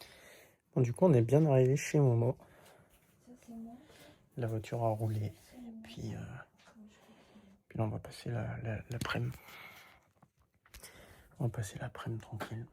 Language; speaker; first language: French; native; French